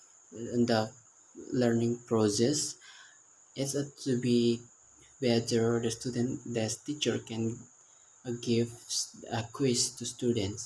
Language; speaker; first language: English; non-native, learner; Indonesian